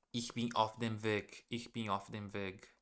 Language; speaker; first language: German; non-native, learner; English